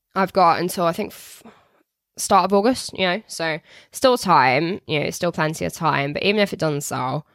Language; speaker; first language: English; native; English